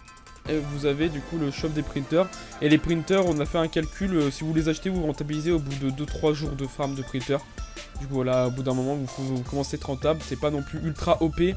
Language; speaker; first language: French; native; French